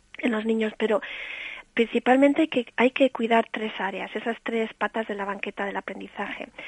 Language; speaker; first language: Spanish; early bilingual, heritage; Spanish